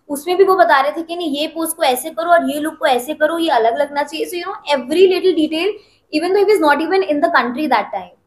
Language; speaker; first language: Hindi; native; Hindi